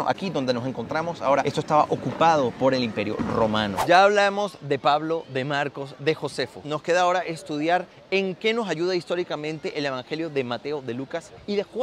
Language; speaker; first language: Spanish; native; Spanish